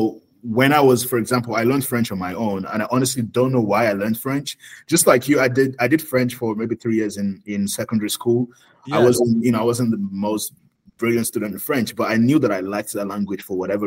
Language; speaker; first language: English; non-native, local second language; Yoruba